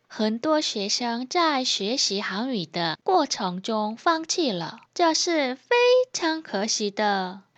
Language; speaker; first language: Chinese; non-native, fluent; Korean